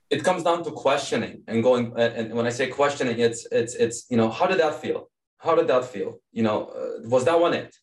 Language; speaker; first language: English; early bilingual, other home language; Serbian